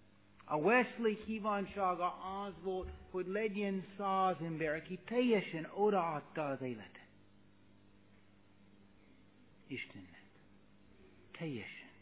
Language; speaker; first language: Hungarian; non-native, fluent; English